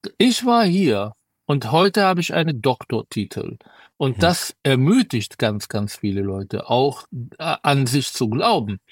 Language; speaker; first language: German; non-native, fluent; Arabic